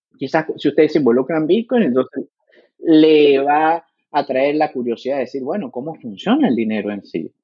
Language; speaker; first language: Spanish; native; Spanish